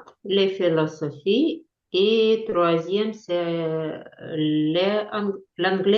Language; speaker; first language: French; non-native, learner; Ukrainian